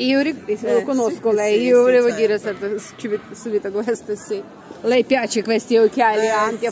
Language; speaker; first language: Italian; non-native, learner; Russian